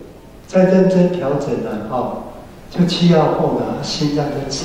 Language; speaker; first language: Chinese; native; Chinese